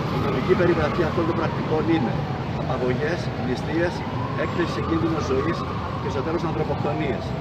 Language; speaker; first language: Greek; native; Greek